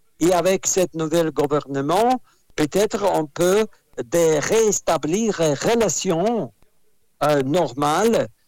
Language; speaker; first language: French; non-native, fluent; Russian